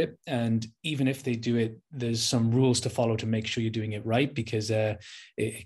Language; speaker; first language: English; native; English